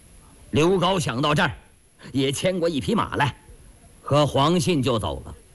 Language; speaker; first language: Chinese; native; Chinese